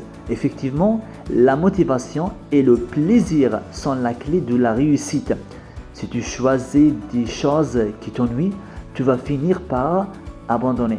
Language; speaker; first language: French; non-native, fluent; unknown